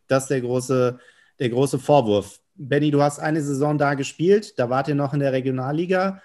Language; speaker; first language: German; native; German